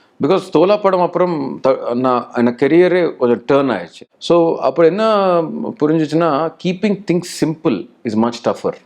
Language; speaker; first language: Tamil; non-native, learner; Telugu